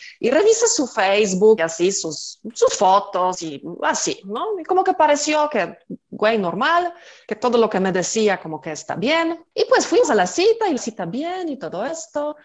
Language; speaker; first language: Spanish; non-native, fluent; Polish